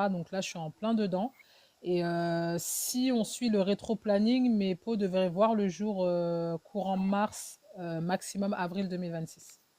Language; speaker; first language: French; early bilingual, other home language; Wolof